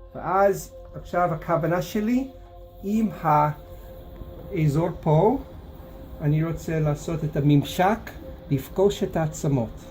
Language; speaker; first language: Hebrew; non-native, fluent; English